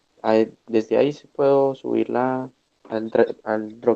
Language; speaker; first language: Spanish; native; Spanish